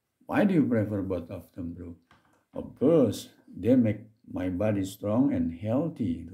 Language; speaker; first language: English; non-native, fluent; Indonesian